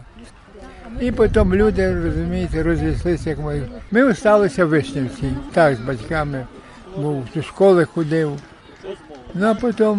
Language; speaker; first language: Ukrainian; native; Ukrainian